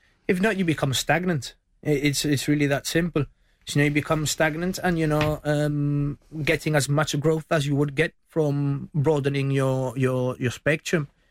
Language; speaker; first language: English; early bilingual, other home language; Spanish